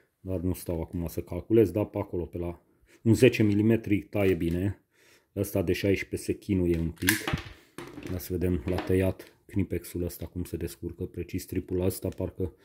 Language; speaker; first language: Romanian; non-native, local second language; Hungarian